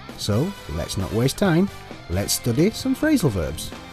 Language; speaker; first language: English; native; English